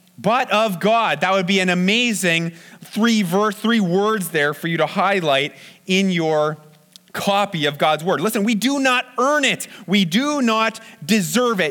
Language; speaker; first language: English; native; English